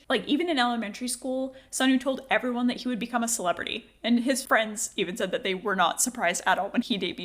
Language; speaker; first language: English; native; English